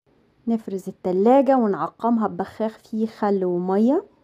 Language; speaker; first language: Arabic; native; Arabic